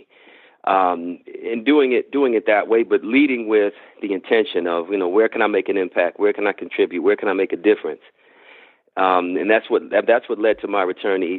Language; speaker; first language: English; native; English